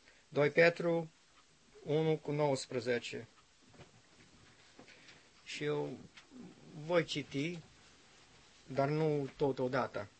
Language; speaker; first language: Romanian; non-native, learner; English